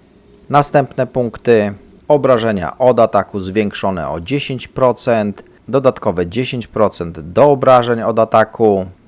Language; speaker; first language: Polish; native; Polish